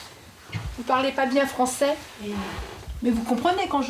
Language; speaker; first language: French; native; French